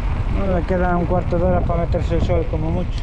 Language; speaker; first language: Spanish; native; Spanish